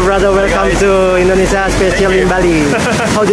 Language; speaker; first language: English; non-native, learner; Indonesian